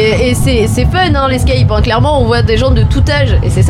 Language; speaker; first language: French; native; French